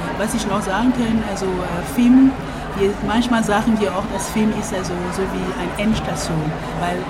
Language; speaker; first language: German; non-native, fluent; French